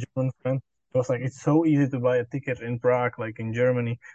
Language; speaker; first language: English; non-native, fluent; Czech